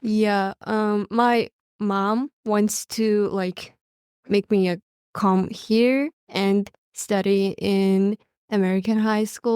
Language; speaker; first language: English; non-native, learner; Mongolian